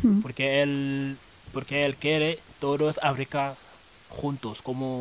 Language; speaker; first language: Spanish; non-native, learner; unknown